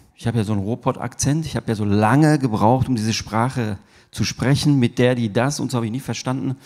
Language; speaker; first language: German; early bilingual, other home language; Turkish